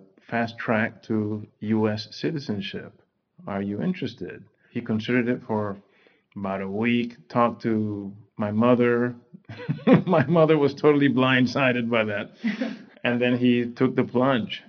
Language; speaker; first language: English; non-native, fluent; Spanish